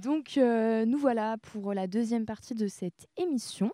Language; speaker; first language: French; native; French